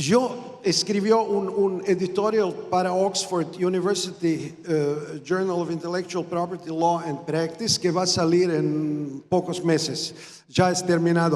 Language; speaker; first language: Spanish; non-native, fluent; Croatian